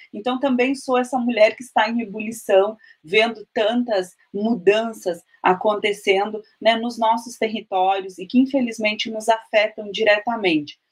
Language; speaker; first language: Portuguese; native; Portuguese